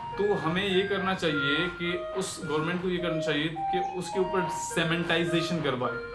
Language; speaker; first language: Urdu; non-native, local second language; Sindhi